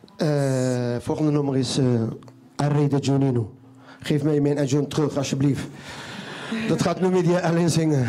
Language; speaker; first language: Dutch; non-native, fluent; Riffian